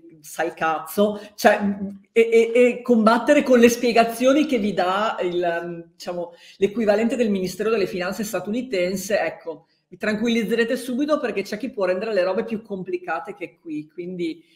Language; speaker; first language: Italian; native; Italian